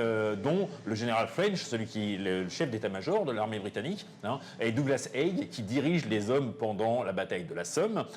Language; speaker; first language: French; native; French